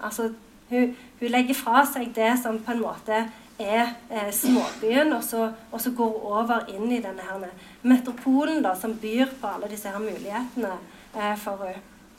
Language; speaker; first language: Norwegian; native; Norwegian